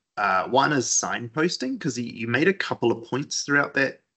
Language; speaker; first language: English; native; English